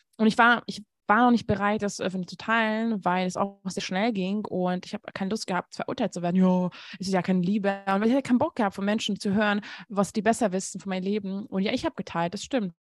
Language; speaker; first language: German; non-native, fluent; Hungarian